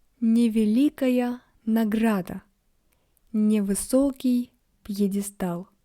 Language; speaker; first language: Russian; native; Russian